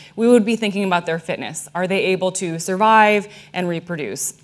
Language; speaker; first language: English; native; English